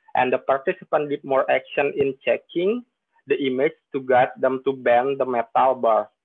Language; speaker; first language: English; non-native, fluent; Indonesian